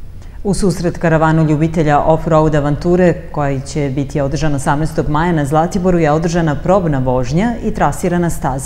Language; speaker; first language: Serbian; native; Serbian